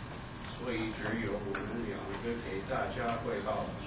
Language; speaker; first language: Chinese; non-native, learner; English